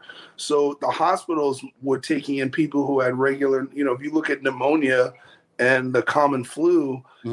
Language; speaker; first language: English; native; English